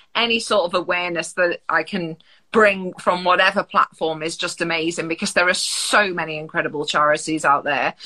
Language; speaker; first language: English; native; English